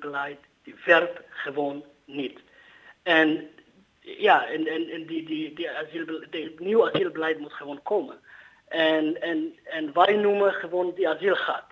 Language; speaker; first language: Dutch; non-native, learner; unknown